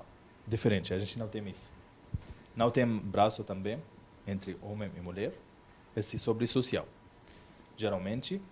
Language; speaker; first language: Portuguese; non-native, learner; Arabic